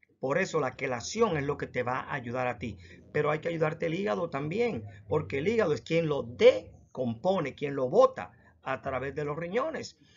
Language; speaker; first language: Spanish; native; Spanish